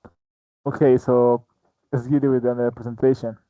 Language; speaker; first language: English; non-native, fluent; Spanish